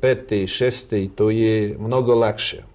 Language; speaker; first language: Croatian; non-native, fluent; Russian